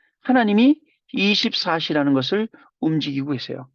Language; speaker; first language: Korean; native; Korean